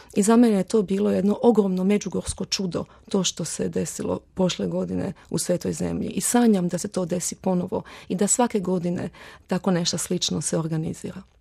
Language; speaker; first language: Croatian; early bilingual, heritage; Croatian